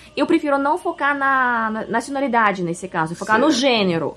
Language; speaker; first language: Portuguese; non-native, fluent; Russian